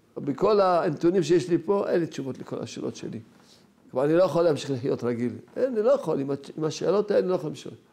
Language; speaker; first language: Hebrew; early bilingual, other home language; Arabic